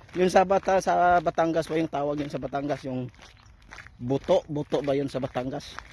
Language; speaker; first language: Filipino; non-native, local second language; Cebuano